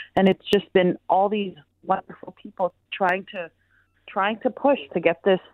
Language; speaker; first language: English; native; English